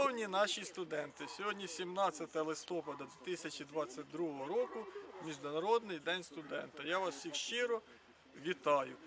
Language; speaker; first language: Ukrainian; native; Ukrainian